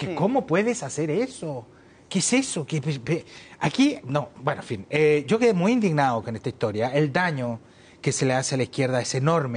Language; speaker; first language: Spanish; native; Spanish